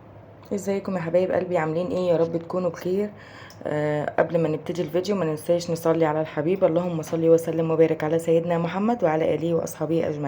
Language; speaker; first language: Arabic; native; Arabic